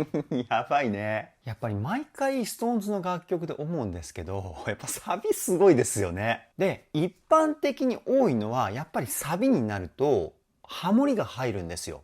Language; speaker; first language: Japanese; native; Japanese